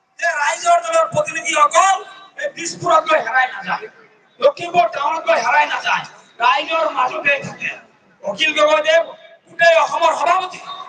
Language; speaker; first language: Assamese; non-native, local second language; Bangla